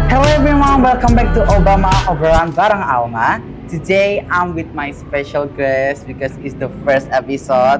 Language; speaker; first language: English; non-native, learner; Indonesian